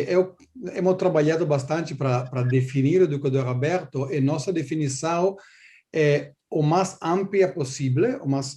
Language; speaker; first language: Portuguese; non-native, learner; Italian